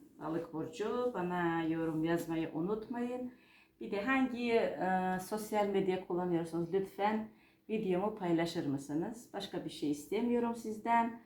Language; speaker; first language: Turkish; non-native, fluent; Georgian